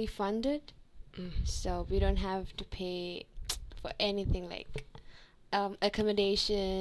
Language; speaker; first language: English; non-native, local second language; Sinhala